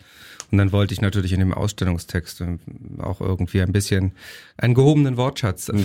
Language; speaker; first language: German; native; German